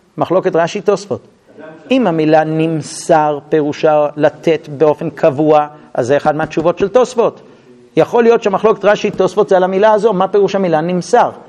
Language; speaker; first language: Hebrew; non-native, fluent; English